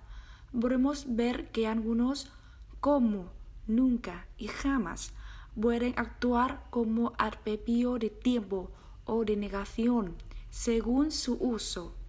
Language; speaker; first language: Spanish; non-native, learner; Vietnamese